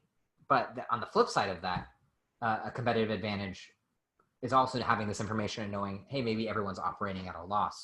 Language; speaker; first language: English; native; English